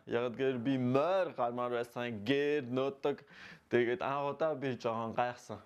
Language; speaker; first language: Mongolian; non-native, learner; French